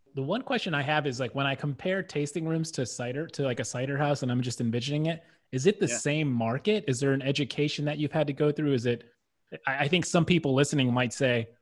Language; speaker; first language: English; native; English